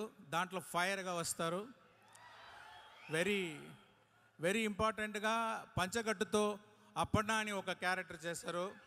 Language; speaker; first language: Telugu; non-native, local second language; Tamil